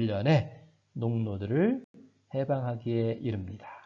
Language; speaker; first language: Korean; native; Korean